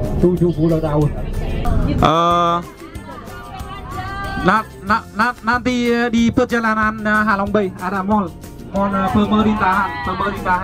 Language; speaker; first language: Indonesian; non-native, learner; Vietnamese